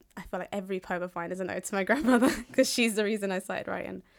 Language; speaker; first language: English; early bilingual, other home language; Somali